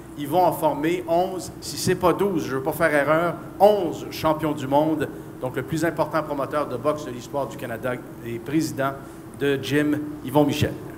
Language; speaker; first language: French; native; French